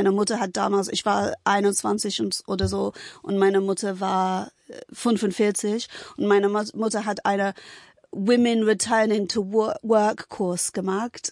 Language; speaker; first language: German; non-native, fluent; English